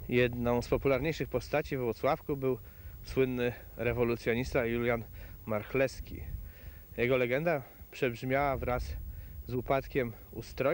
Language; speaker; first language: Polish; native; Polish